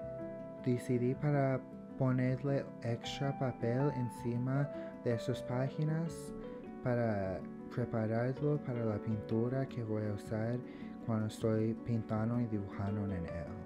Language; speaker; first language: Spanish; early bilingual, heritage; English